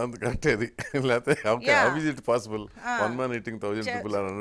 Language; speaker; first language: Telugu; native; Telugu